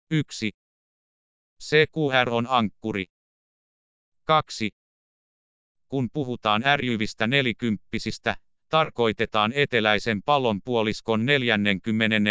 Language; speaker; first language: Finnish; native; Finnish